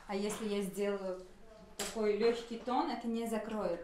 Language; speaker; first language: Russian; non-native, local second language; Uzbek